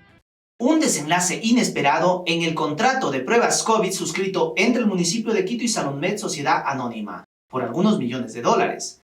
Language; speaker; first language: Spanish; native; Spanish